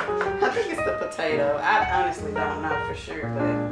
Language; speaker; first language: English; native; English